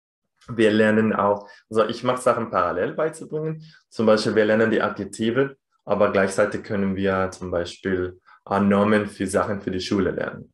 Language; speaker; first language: German; non-native, fluent; Spanish